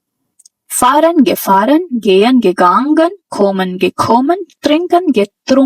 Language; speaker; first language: German; non-native, fluent; Urdu